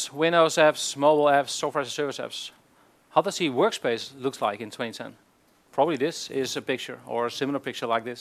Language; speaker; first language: English; non-native, fluent; Dutch